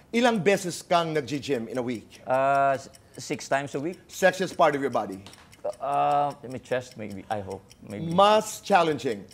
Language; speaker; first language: Filipino; non-native, local second language; Cebuano